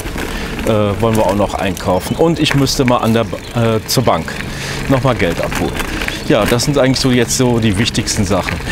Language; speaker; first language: German; native; German